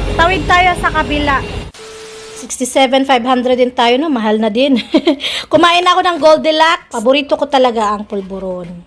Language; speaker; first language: Filipino; non-native, local second language; Cebuano